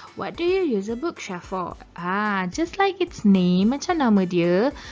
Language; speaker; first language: English; non-native, local second language; Malay